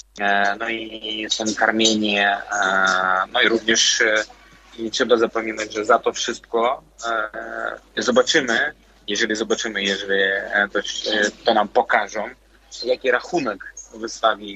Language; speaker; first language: Polish; non-native, fluent; Belarusian